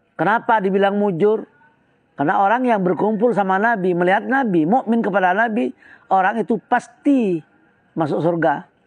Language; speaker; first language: Indonesian; non-native, local second language; Madurese